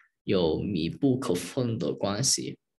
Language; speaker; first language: Chinese; early bilingual, heritage; Chinese